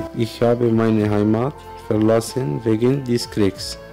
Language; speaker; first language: German; non-native, learner; Arabic